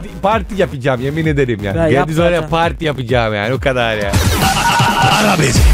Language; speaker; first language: Turkish; non-native, fluent; Italian